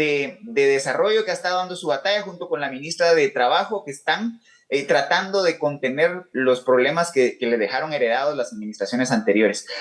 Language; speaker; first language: Spanish; native; Spanish